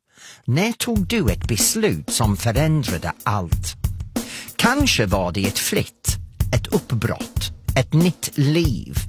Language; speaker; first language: Swedish; non-native, fluent; English